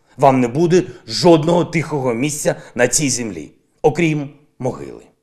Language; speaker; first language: Ukrainian; non-native, local second language; Russian